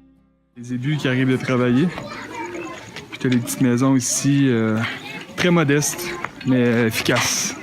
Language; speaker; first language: French; native; French